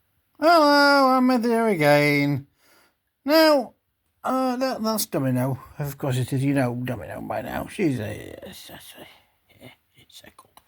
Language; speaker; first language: English; native; English